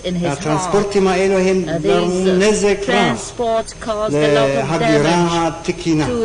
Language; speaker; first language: Hebrew; non-native, fluent; German